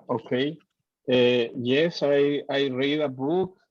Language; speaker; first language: English; non-native, learner; Spanish